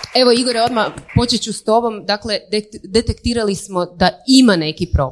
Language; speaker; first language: Croatian; native; Croatian